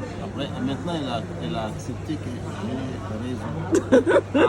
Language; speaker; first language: French; non-native, learner; Arabic